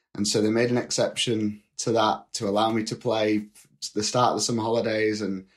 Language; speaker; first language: English; native; English